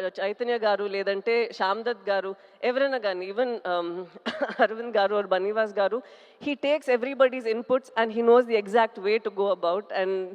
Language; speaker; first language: Telugu; non-native, local second language; Tamil